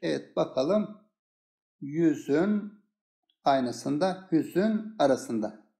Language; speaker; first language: Turkish; native; Turkish